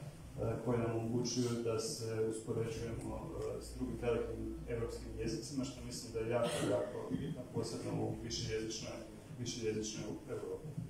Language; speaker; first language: Croatian; native; Croatian